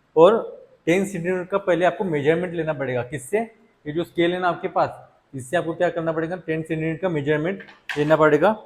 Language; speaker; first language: Hindi; non-native, local second language; Marathi